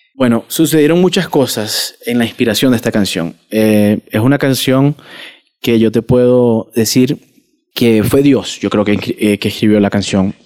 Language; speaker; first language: Spanish; native; Spanish